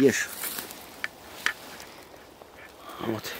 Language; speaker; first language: Russian; native; Russian